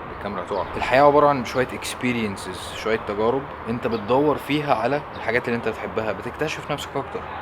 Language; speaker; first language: Egyptian Arabic; early bilingual, heritage; Arabic